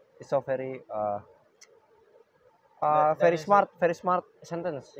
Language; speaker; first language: English; non-native, learner; Indonesian